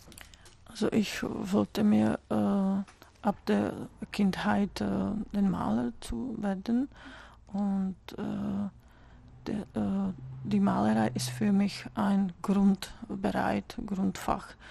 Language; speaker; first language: German; non-native, fluent; Czech